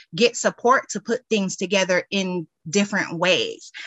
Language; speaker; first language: English; native; English